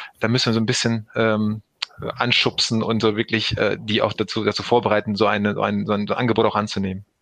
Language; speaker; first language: German; early bilingual, other home language; Turkish